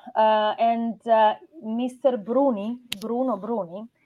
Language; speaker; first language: English; non-native, fluent; Italian